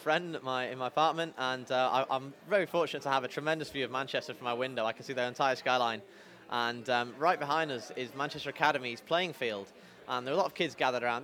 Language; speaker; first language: English; native; English